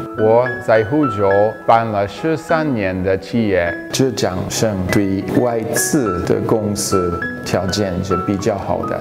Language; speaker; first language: Chinese; non-native, fluent; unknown